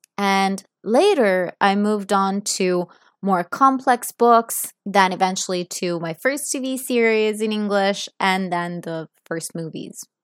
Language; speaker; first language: English; non-native, fluent; Italian